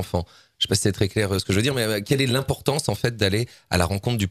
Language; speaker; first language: French; native; French